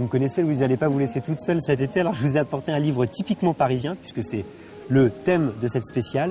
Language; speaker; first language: French; native; French